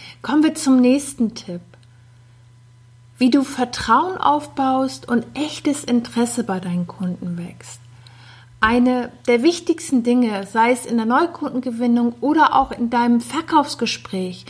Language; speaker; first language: German; native; German